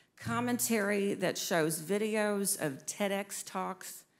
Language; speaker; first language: English; native; English